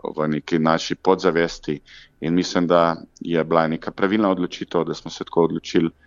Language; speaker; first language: Slovenian; native; Slovenian